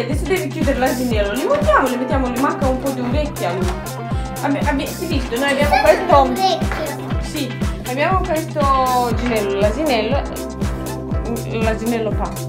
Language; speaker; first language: Italian; non-native, fluent; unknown